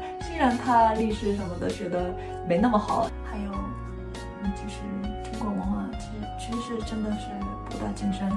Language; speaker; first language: Chinese; non-native, fluent; Korean